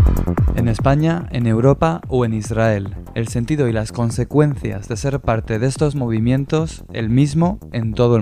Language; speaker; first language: Spanish; native; Spanish